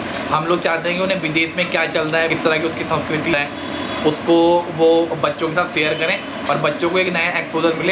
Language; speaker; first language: Hindi; native; Hindi